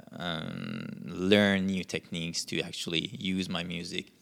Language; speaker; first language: English; non-native, fluent; Persian